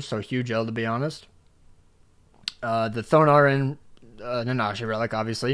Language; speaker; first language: English; native; English